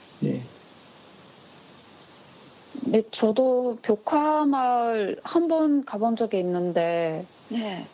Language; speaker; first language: Korean; non-native, learner; Japanese